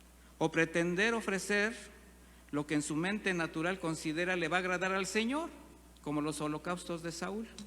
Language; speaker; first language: Spanish; native; Spanish